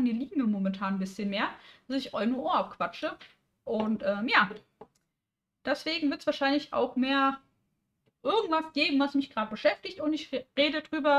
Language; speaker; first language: German; native; German